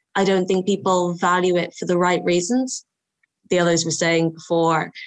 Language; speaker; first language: English; native; English